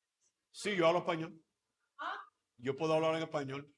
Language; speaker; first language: Spanish; early bilingual, heritage; Spanish